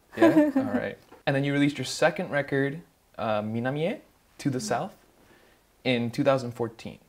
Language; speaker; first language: English; early bilingual, other home language; Japanese